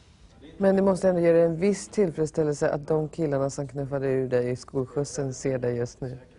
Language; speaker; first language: Swedish; native; Swedish